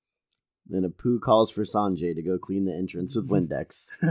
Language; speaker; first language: English; native; English